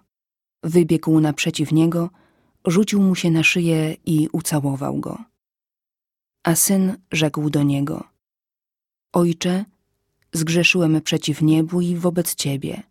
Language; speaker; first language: Polish; native; Polish